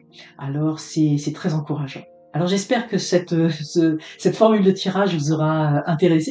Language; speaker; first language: French; native; French